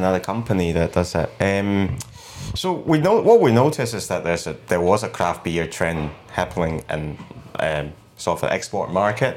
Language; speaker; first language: English; non-native, local second language; Cantonese